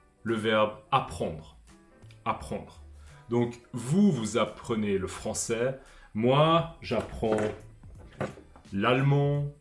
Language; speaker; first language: French; native; French